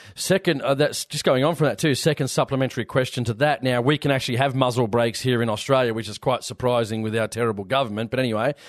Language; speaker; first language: English; native; English